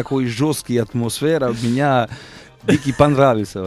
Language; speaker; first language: Russian; non-native, fluent; Italian